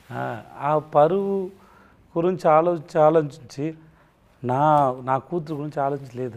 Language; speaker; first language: Telugu; non-native, learner; Tamil